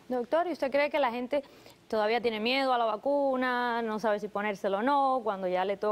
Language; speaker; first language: Spanish; native; Spanish